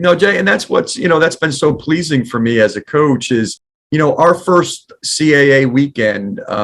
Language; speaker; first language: English; native; English